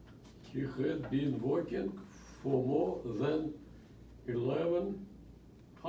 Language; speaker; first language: English; non-native, learner; Russian